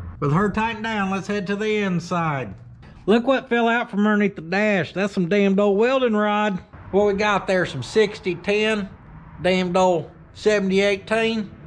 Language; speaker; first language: English; native; English